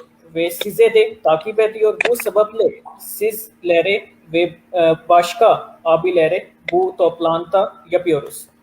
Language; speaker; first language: Turkish; non-native, learner; Urdu